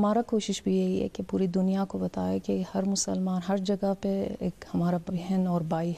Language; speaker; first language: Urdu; non-native, fluent; Persian